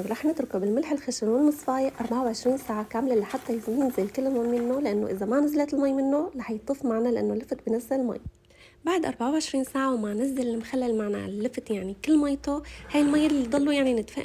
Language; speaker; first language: Arabic; native; Arabic